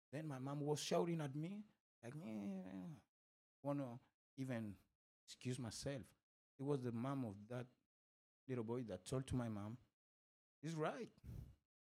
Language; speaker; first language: English; non-native, fluent; Spanish